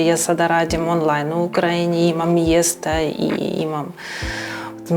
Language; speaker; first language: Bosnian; non-native, learner; Ukrainian